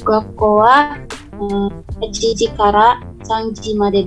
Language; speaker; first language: Japanese; non-native, learner; Indonesian